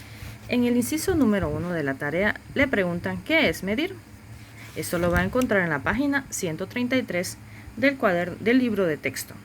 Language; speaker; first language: Spanish; native; Spanish